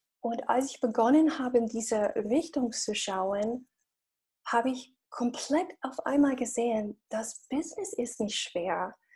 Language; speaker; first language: German; non-native, fluent; English